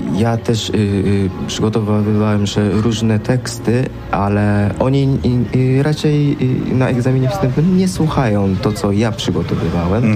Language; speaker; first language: Polish; non-native, fluent; Japanese